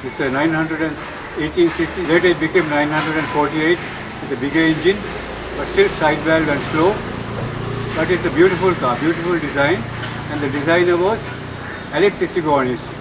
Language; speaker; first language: English; non-native, local second language; Sinhala